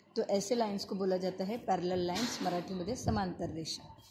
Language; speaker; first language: Hindi; non-native, local second language; Marathi